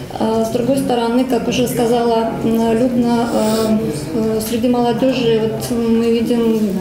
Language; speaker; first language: Russian; native; Russian